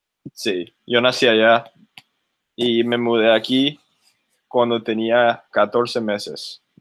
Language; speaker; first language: Spanish; early bilingual, other home language; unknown